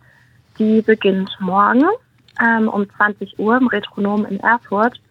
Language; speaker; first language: German; native; German